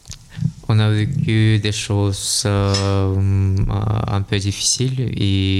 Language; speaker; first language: French; non-native, learner; Russian